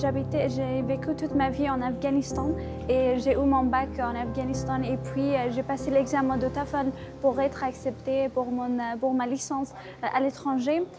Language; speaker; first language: French; non-native, fluent; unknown